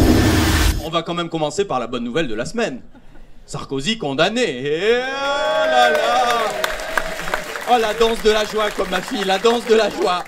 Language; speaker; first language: French; native; French